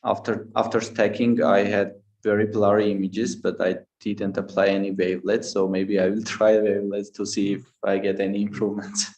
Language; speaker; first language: English; non-native, fluent; Armenian